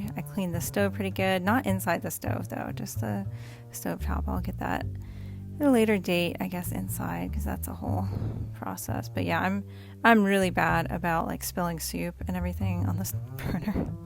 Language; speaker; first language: English; native; English